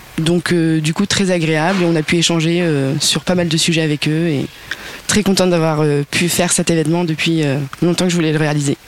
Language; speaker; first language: French; native; French